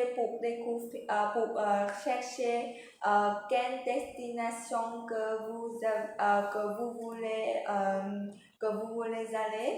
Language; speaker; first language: French; non-native, learner; Vietnamese